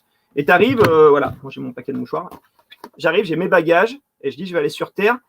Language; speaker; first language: French; native; French